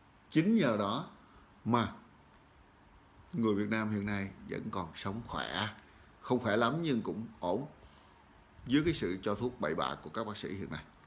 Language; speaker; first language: Vietnamese; native; Vietnamese